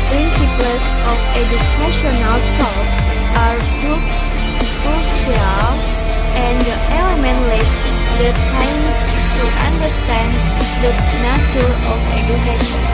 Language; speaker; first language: English; non-native, learner; Indonesian